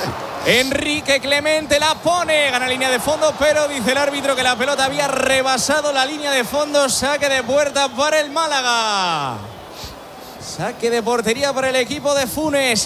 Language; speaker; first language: Spanish; native; Spanish